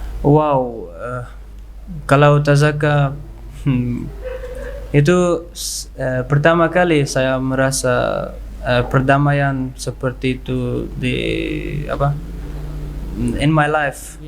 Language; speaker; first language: Indonesian; non-native, learner; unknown